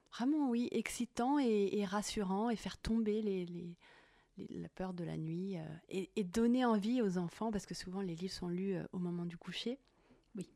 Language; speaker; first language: French; native; French